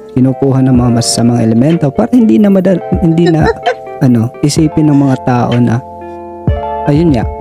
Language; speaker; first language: Filipino; non-native, local second language; Waray